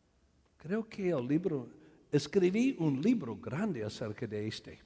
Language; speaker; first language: Spanish; non-native, learner; English